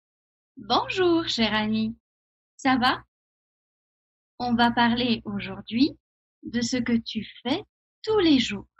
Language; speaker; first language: French; non-native, fluent; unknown